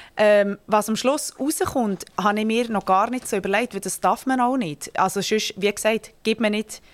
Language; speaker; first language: German; native; German